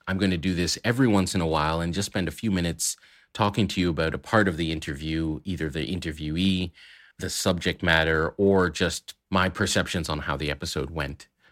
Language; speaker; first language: English; native; English